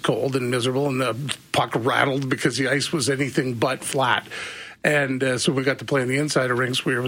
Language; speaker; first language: English; native; English